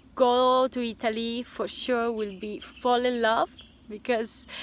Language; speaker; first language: English; non-native, fluent; Italian